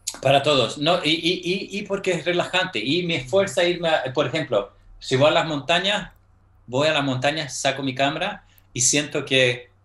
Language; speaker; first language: Spanish; early bilingual, heritage; Spanish